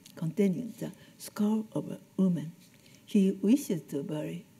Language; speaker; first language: English; non-native, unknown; Japanese